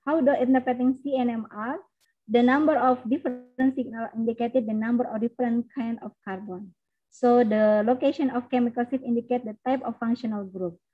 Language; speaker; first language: English; non-native, learner; Indonesian